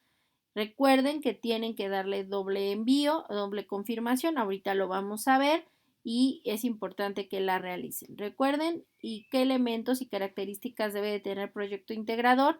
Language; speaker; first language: Spanish; native; Spanish